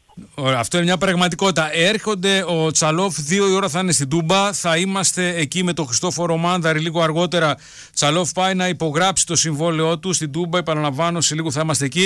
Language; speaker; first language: Greek; native; Greek